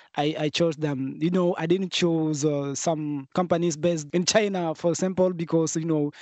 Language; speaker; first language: English; non-native, fluent; French